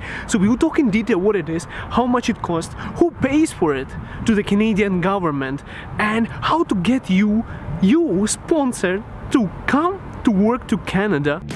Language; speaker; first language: English; non-native, local second language; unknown